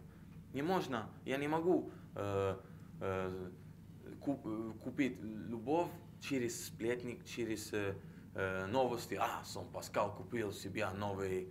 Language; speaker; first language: Russian; non-native, learner; Italian